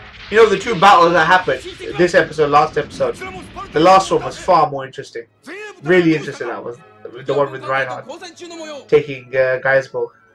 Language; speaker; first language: English; native; English